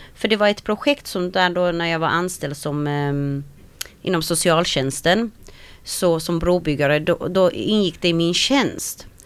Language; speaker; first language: Swedish; early bilingual, other home language; Romany